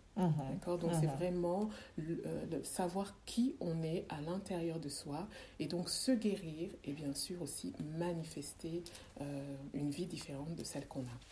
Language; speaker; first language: French; early bilingual, other home language; Kongo